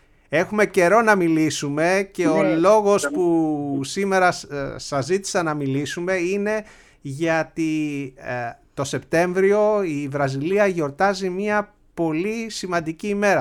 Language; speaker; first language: Greek; native; Greek